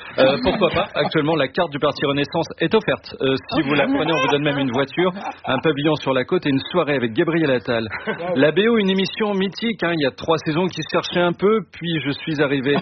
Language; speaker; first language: French; native; French